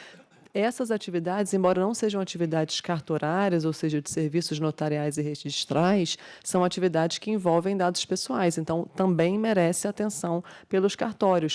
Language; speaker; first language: Portuguese; native; Portuguese